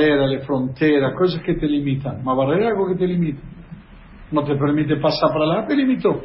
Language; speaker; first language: Portuguese; non-native, fluent; Spanish